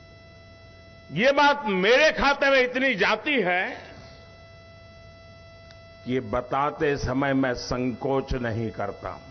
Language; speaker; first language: Hindi; native; Hindi